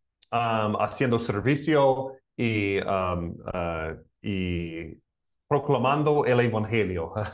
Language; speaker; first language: Spanish; non-native, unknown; English